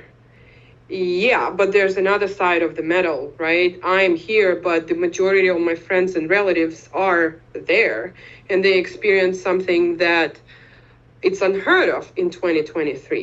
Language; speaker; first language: English; non-native, fluent; Ukrainian